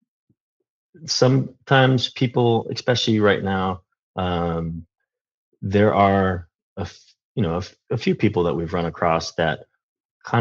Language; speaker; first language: English; native; English